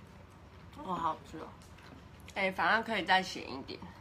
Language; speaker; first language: Chinese; native; Chinese